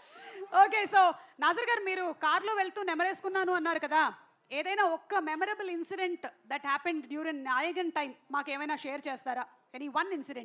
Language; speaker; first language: Telugu; native; Telugu